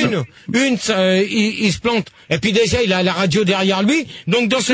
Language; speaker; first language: French; native; French